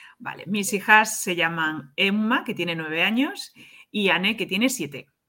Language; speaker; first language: Spanish; native; Spanish